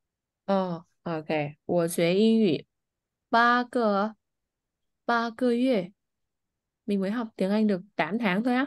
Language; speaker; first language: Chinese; non-native, fluent; Vietnamese